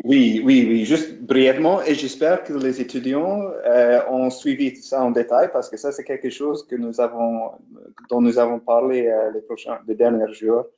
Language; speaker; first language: French; non-native, fluent; English